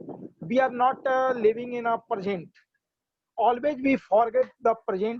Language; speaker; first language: English; non-native, learner; Hindi